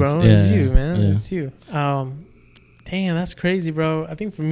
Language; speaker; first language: English; native; English